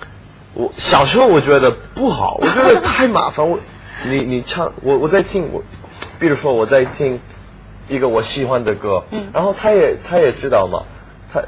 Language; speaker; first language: Chinese; non-native, learner; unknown